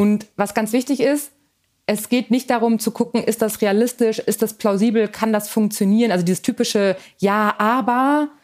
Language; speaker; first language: German; native; German